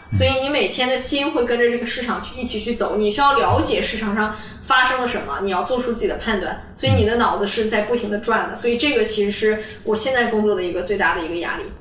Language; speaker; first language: Chinese; native; Chinese